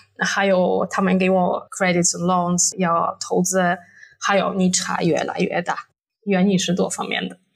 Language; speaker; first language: Chinese; non-native, fluent; Polish